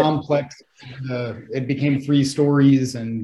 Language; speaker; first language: English; native; English